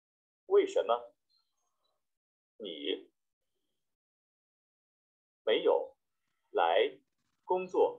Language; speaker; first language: Chinese; non-native, learner; Vietnamese